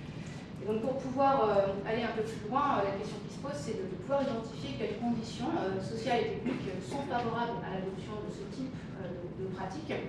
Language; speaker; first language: French; native; French